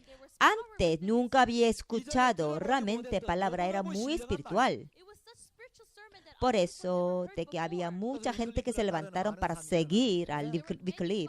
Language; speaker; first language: Spanish; non-native, fluent; Korean